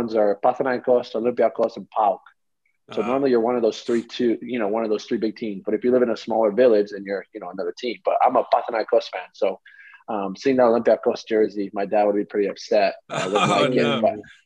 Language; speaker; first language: English; early bilingual, other home language; Greek